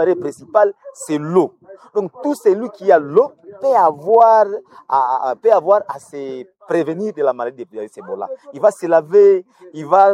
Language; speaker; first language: French; non-native, local second language; Nande